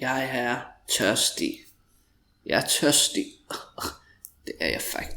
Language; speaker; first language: Danish; non-native, fluent; English